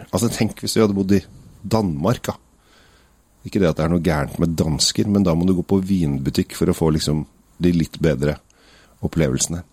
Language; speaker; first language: Norwegian; native; Norwegian